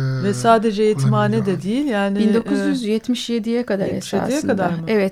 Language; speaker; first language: Turkish; native; Turkish